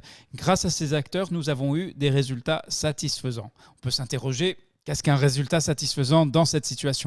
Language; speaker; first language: French; native; French